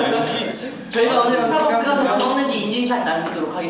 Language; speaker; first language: Korean; native; Korean